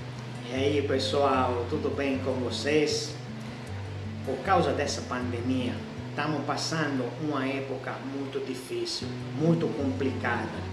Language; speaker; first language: Portuguese; non-native, fluent; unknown